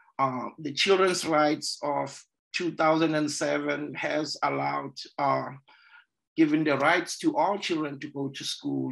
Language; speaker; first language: English; non-native, local second language; Zulu